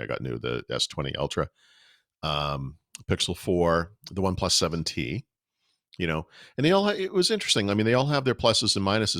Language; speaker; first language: English; native; English